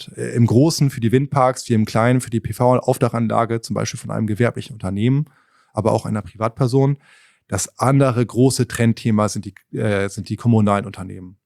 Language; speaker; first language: German; native; German